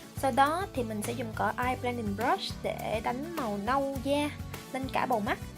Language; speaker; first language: Vietnamese; early bilingual, heritage; Vietnamese